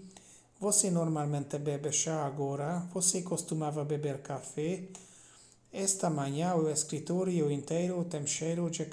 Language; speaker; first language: Portuguese; non-native, learner; Hungarian